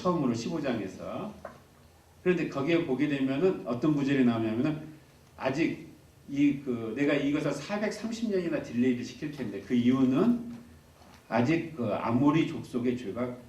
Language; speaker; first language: Korean; native; Korean